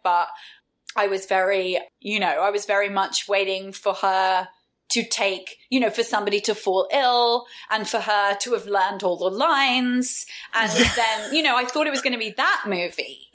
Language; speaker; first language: English; native; English